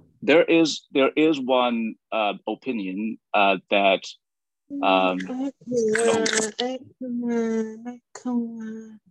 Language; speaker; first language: English; non-native, fluent; Chinese